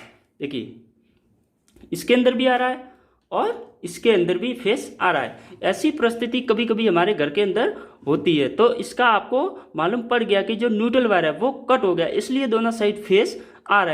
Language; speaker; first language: Hindi; native; Hindi